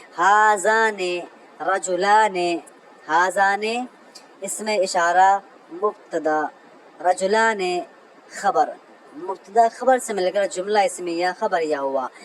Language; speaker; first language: Urdu; native; Urdu